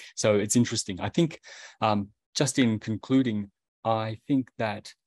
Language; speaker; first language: English; native; English